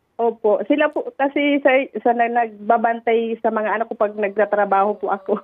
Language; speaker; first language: Filipino; non-native, local second language; Bikol